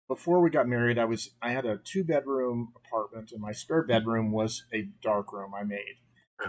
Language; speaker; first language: English; native; English